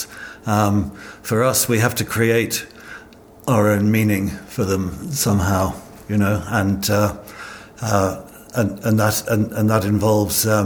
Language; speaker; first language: English; native; English